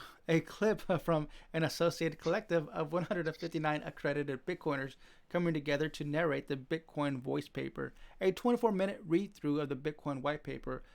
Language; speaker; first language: English; native; English